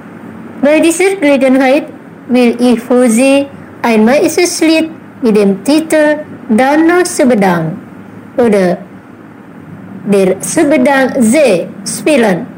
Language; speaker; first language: German; non-native, learner; Indonesian